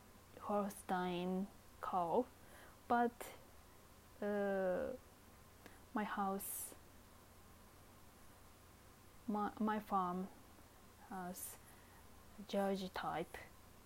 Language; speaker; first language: English; non-native, learner; Japanese